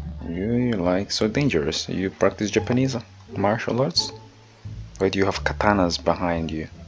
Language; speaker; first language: English; non-native, learner; Swahili